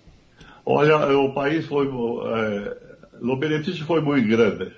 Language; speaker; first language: Spanish; non-native, learner; Portuguese